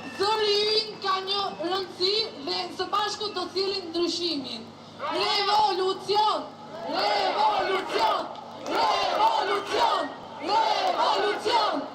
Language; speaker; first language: Albanian; early bilingual, heritage; Albanian